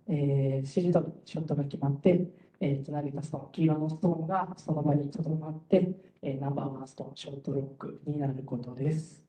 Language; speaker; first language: Japanese; native; Japanese